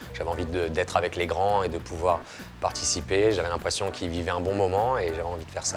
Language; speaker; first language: French; native; French